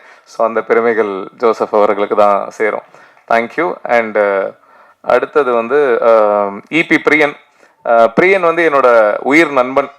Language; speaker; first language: Tamil; native; Tamil